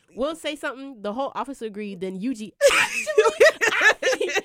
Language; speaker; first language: English; early bilingual, other home language; Akan